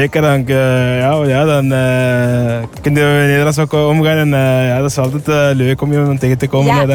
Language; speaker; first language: Dutch; early bilingual, other home language; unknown